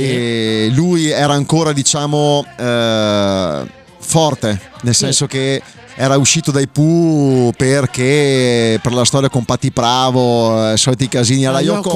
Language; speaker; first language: Italian; native; Italian